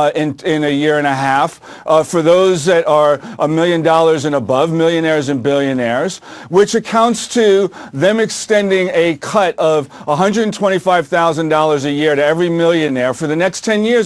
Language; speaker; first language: English; native; English